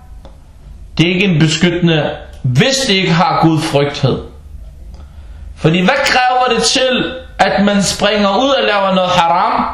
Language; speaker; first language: Danish; early bilingual, other home language; Arabic